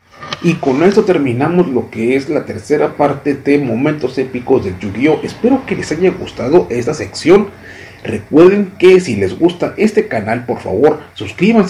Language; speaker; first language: Spanish; native; Spanish